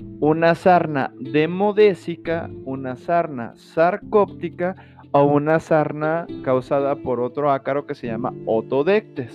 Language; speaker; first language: Spanish; native; Spanish